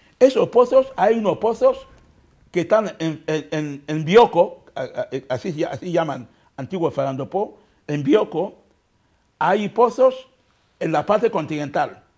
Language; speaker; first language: Spanish; non-native, local second language; Fang